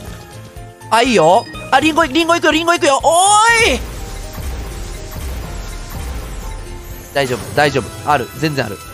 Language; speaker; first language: Japanese; native; Japanese